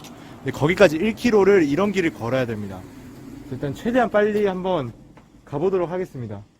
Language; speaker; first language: Korean; native; Korean